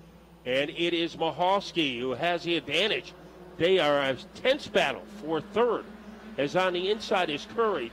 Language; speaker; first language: English; native; English